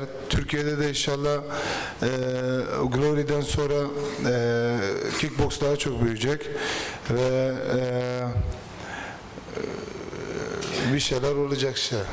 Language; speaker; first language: Turkish; early bilingual, heritage; Turkish